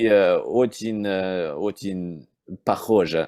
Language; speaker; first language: Russian; non-native, learner; English